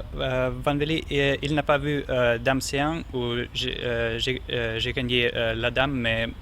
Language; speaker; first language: French; non-native, learner; German